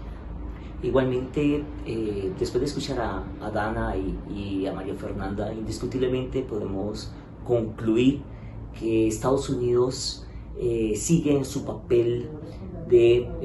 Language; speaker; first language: Spanish; native; Spanish